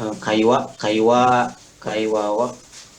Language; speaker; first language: Japanese; non-native, learner; Indonesian